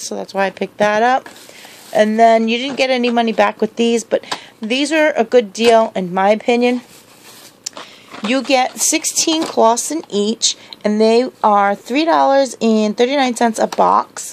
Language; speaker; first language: English; native; English